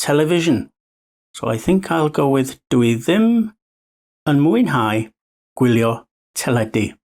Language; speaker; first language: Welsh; non-native, learner; English